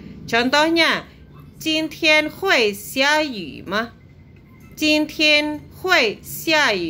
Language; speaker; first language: Chinese; non-native, fluent; Indonesian